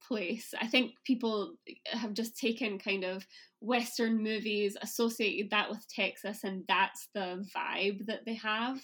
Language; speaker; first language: English; native; English